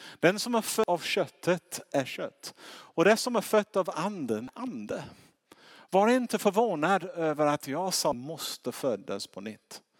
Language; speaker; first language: Swedish; non-native, fluent; English